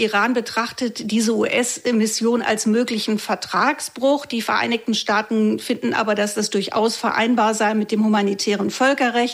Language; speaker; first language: German; native; German